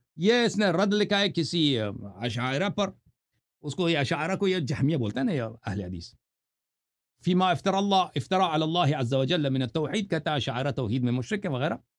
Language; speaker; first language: Urdu; non-native, fluent; Persian